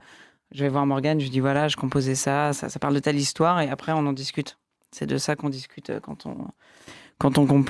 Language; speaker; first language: French; native; French